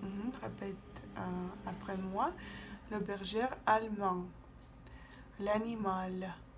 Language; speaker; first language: French; non-native, fluent; Russian